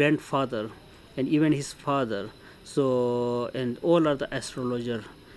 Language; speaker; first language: English; non-native, local second language; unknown